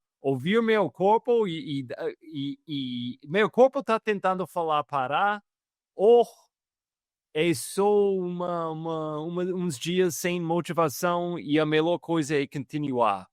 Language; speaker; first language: Portuguese; non-native, fluent; English